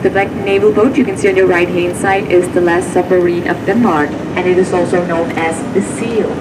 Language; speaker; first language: English; non-native, fluent; Danish